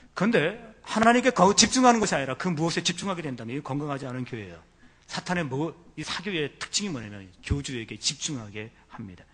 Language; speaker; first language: Korean; native; Korean